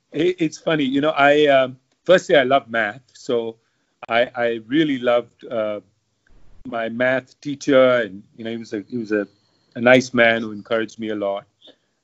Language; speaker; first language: English; non-native, local second language; Hindi